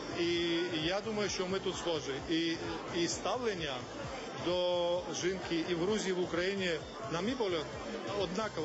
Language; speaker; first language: Ukrainian; non-native, fluent; Georgian